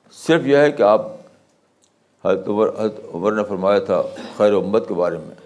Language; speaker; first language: Urdu; native; Urdu